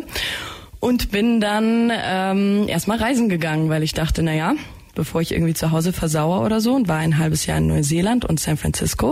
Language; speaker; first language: German; native; German